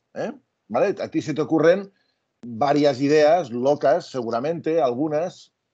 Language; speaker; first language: Spanish; native; Spanish